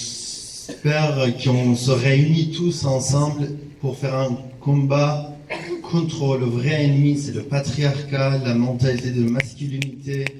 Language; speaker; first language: French; non-native, fluent; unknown